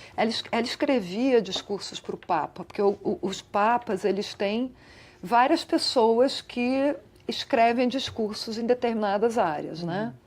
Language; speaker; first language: Portuguese; early bilingual, other home language; Italian